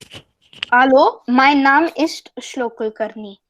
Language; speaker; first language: German; non-native, learner; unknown